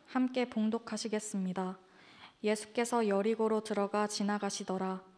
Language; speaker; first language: Korean; native; Korean